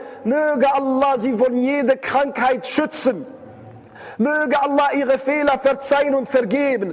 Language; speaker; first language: German; non-native, fluent; Arabic